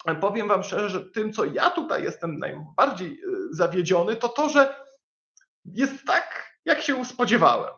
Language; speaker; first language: Polish; native; Polish